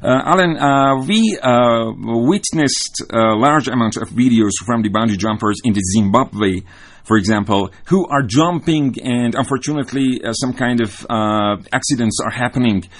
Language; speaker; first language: English; non-native, fluent; Persian